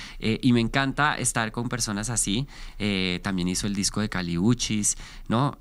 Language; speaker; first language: Spanish; native; Spanish